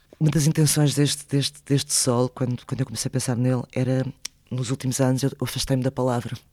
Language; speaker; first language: Portuguese; early bilingual, other home language; Spanish